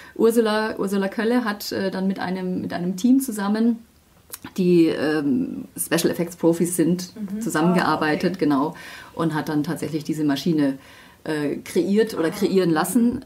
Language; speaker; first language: German; native; German